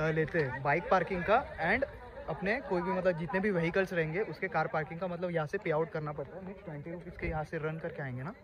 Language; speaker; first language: Hindi; non-native, local second language; Marathi